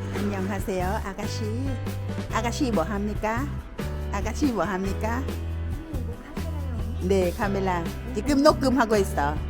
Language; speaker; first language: Korean; non-native, learner; Thai